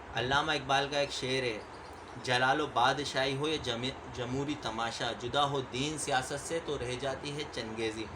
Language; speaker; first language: Urdu; native; Urdu